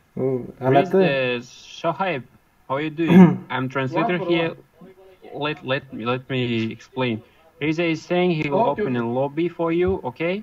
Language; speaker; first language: English; non-native, learner; Uzbek